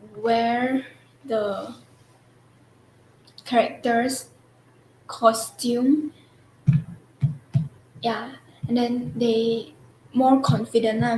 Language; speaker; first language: English; non-native, local second language; Chinese